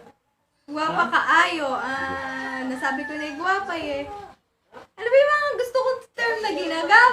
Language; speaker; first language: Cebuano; non-native, learner; Filipino